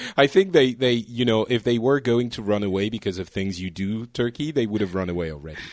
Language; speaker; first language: English; non-native, fluent; French